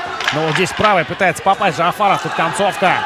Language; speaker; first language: Russian; native; Russian